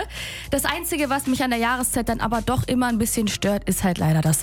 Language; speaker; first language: German; native; German